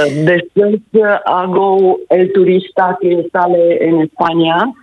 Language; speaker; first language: Spanish; non-native, learner; Italian